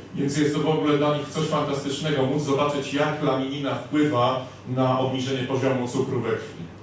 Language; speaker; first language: Polish; native; Polish